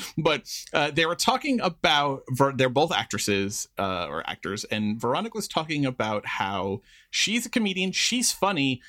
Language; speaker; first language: English; native; English